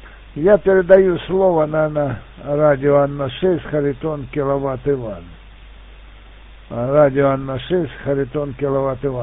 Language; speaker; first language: Russian; native; Russian